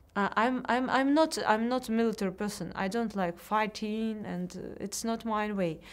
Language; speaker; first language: English; non-native, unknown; Russian